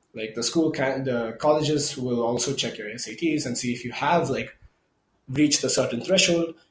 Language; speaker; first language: English; non-native, local second language; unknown